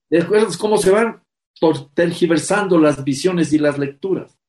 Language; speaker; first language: Spanish; native; Spanish